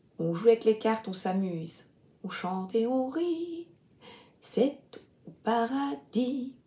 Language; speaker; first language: French; native; French